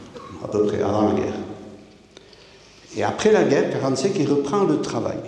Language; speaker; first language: French; native; French